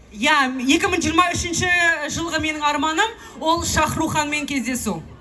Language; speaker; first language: Kazakh; native; Kazakh